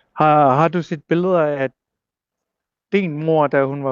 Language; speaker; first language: Danish; non-native, local second language; Kalaallisut